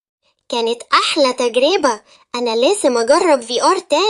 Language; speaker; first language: Arabic; native; Arabic